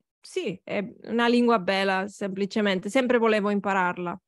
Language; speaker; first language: Italian; non-native, learner; Catalan